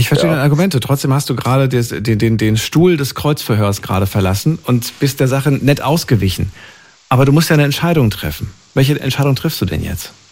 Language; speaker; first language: German; native; German